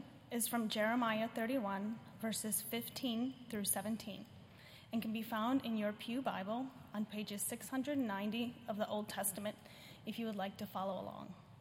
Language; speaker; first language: English; non-native, fluent; Ukrainian